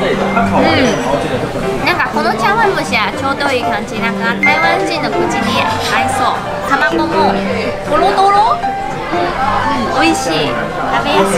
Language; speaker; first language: Japanese; early bilingual, heritage; Chinese